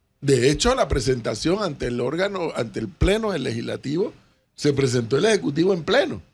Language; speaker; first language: Spanish; native; Spanish